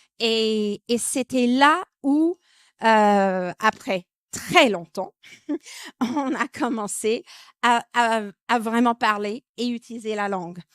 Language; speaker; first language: French; non-native, fluent; English